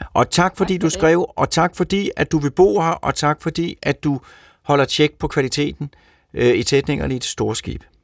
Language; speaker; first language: Danish; native; Danish